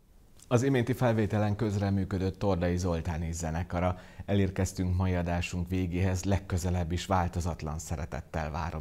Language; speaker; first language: Hungarian; native; Hungarian